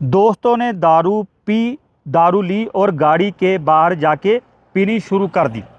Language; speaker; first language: Hindi; non-native, local second language; Punjabi